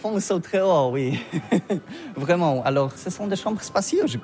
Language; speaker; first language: French; non-native, learner; Polish